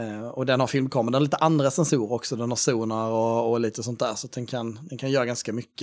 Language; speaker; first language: Swedish; native; Swedish